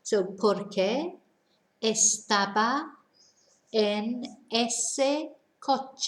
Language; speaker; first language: Spanish; non-native, fluent; English